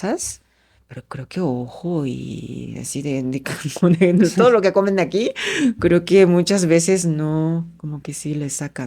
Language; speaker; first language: Spanish; non-native, fluent; Japanese